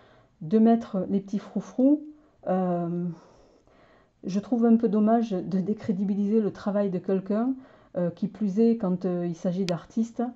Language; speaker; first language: French; native; French